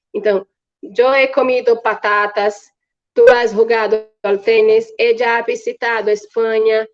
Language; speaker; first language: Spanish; non-native, fluent; Portuguese